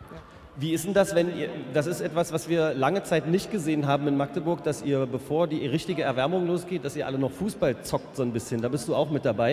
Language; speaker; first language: German; native; German